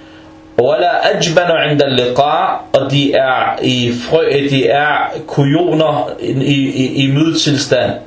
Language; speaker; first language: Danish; early bilingual, other home language; Arabic